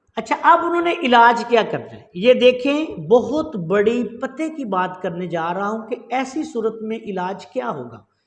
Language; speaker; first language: Urdu; non-native, local second language; Punjabi